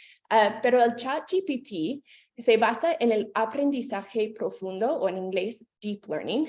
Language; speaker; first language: Spanish; non-native, fluent; English